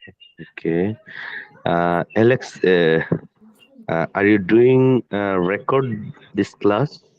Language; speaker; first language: English; non-native, learner; Bangla